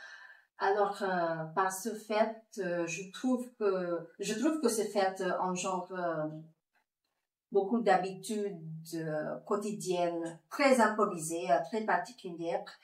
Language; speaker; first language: French; non-native, fluent; Filipino